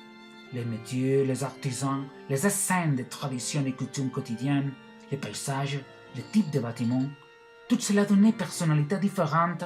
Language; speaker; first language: French; non-native, learner; Catalan